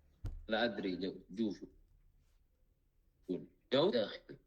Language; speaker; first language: Arabic; non-native, fluent; Indonesian